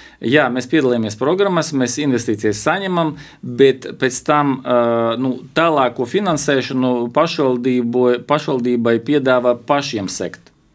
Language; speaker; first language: Latvian; non-native, local second language; Russian